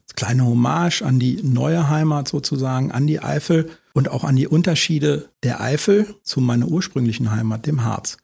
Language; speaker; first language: German; native; German